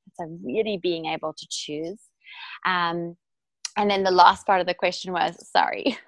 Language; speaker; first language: English; non-native, local second language; Afrikaans